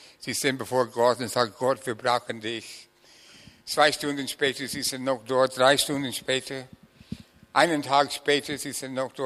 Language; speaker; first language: German; non-native, fluent; English